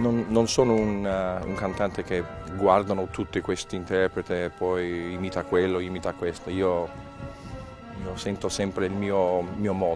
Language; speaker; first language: Italian; non-native, learner; English